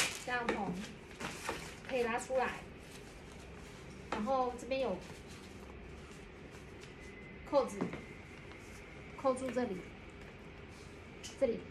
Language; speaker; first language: Chinese; native; Chinese